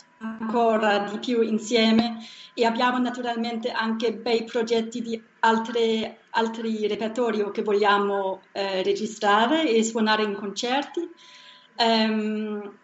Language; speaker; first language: Italian; non-native, fluent; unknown